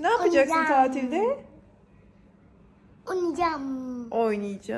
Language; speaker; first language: Turkish; early bilingual, other home language; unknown